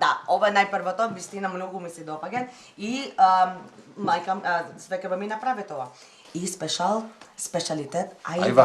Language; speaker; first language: Macedonian; non-native, learner; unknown